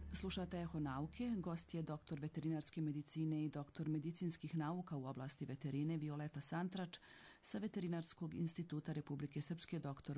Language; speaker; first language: Serbian; native; Serbian